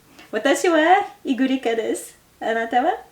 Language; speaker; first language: Japanese; non-native, learner; Bulgarian